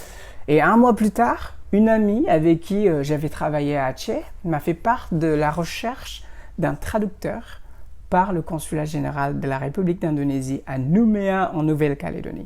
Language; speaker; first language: French; non-native, fluent; Indonesian